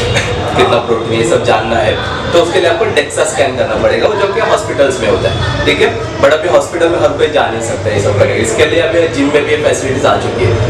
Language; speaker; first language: Hindi; native; Hindi